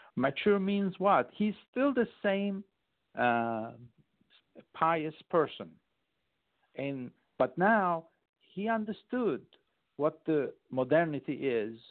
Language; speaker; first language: English; non-native, fluent; Turkish